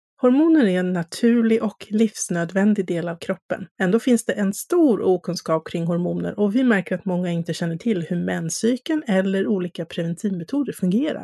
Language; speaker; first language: Swedish; native; Swedish